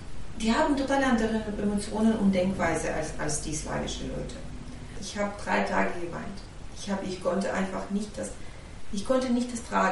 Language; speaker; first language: German; non-native, fluent; Ukrainian